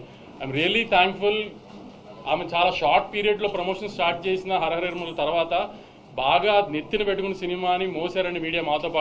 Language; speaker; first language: Telugu; native; Telugu